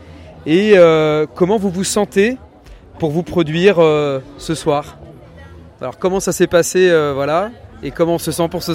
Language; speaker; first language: French; native; French